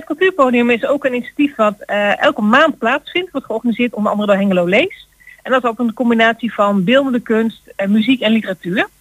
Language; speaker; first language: Dutch; native; Dutch